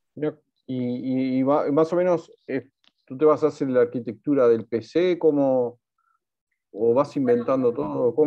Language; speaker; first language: Spanish; native; Spanish